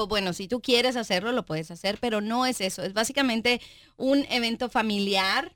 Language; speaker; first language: Spanish; native; Spanish